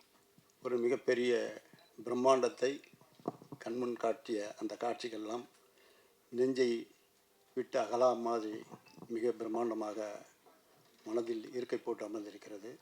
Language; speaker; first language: Tamil; native; Tamil